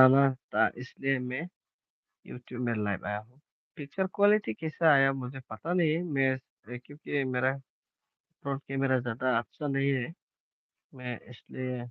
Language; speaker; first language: Hindi; non-native, local second language; Bodo